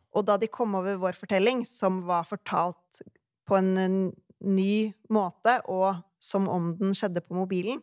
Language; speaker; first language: Norwegian; native; Norwegian